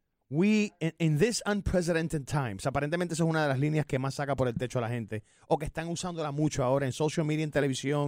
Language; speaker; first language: Spanish; native; Spanish